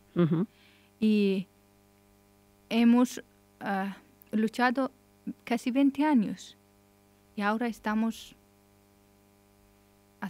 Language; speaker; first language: Spanish; non-native, learner; Persian